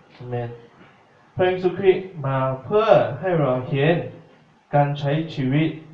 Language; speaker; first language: Thai; non-native, fluent; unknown